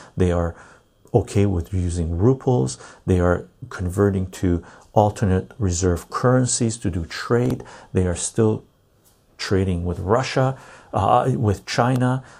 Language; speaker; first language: English; early bilingual, other home language; Persian